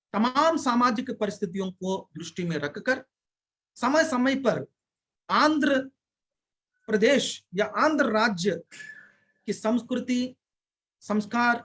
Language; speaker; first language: Hindi; non-native, local second language; Telugu